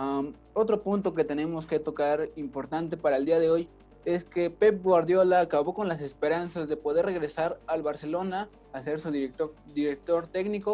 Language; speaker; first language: Spanish; native; Spanish